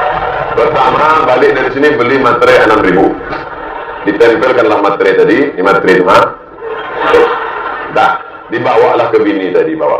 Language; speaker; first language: Indonesian; non-native, local second language; Malay